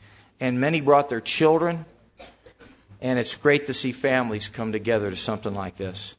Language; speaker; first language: English; native; English